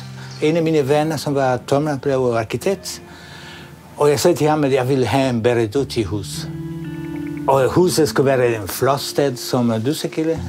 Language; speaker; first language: Danish; non-native, fluent; Italian